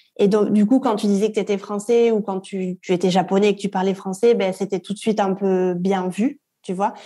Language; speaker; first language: French; native; French